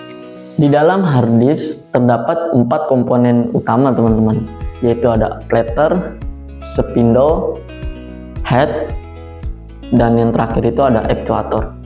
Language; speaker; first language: Indonesian; native; Indonesian